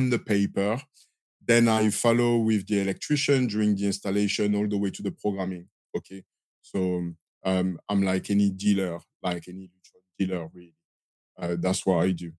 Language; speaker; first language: English; non-native, fluent; French